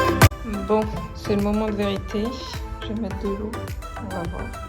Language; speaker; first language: French; native; French